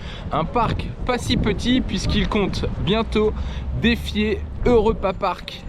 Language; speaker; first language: French; native; French